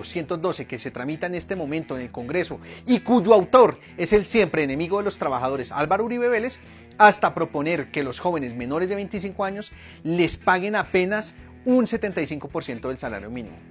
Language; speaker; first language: Spanish; native; Spanish